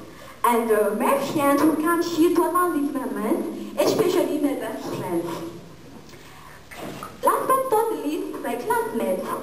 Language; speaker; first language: English; non-native, learner; Malagasy